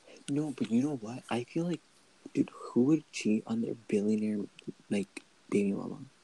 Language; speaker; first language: English; early bilingual, other home language; Spanish